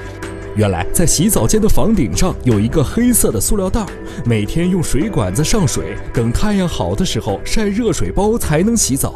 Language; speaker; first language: Chinese; native; Chinese